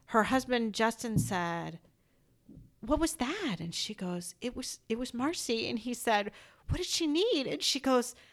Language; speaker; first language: English; native; English